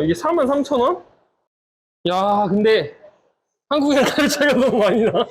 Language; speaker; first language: Korean; native; Korean